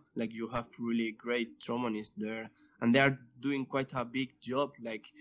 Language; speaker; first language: English; non-native, fluent; Spanish